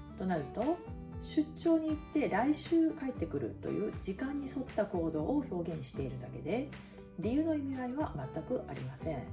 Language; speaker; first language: Japanese; early bilingual, heritage; Japanese